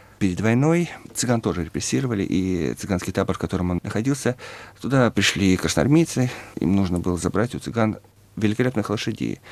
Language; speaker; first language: Russian; native; Russian